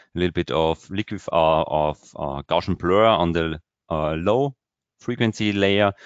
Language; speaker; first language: English; non-native, fluent; German